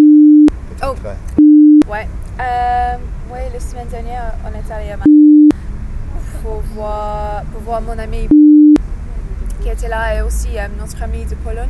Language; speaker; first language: French; non-native, learner; English